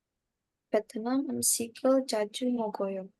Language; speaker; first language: Korean; non-native, learner; Indonesian